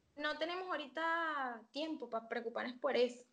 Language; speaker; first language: Spanish; native; Spanish